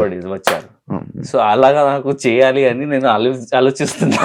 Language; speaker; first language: Telugu; non-native, learner; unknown